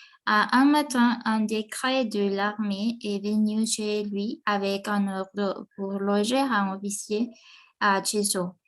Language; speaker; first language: French; non-native, learner; Spanish